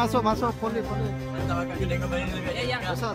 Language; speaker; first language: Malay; non-native, learner; Bangla